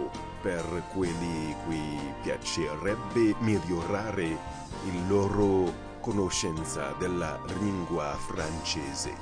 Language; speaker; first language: Italian; non-native, learner; Haitian Creole